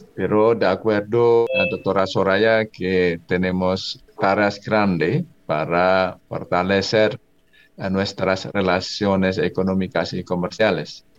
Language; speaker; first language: Spanish; non-native, fluent; Indonesian